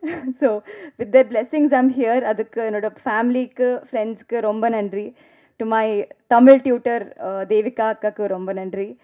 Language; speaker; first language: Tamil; non-native, learner; Telugu